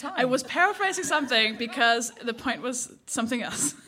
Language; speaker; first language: English; non-native, fluent; Danish